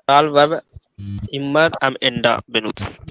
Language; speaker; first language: German; non-native, learner; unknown